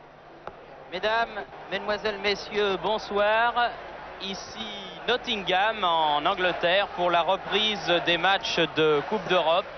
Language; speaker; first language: French; native; French